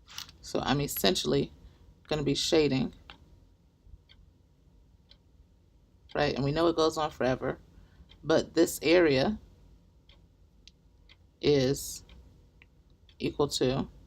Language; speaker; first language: English; native; English